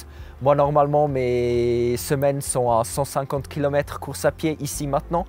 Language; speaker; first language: French; non-native, local second language; German